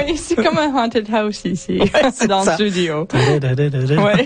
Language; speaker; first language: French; non-native, learner; English